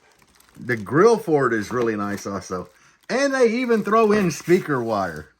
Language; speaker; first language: English; native; English